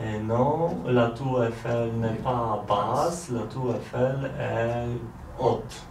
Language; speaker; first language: French; non-native, learner; Polish